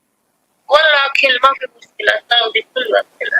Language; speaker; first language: Arabic; non-native, learner; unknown